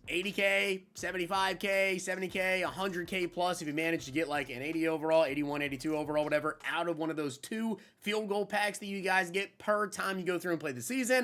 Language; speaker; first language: English; native; English